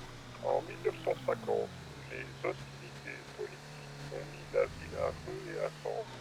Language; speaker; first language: French; native; French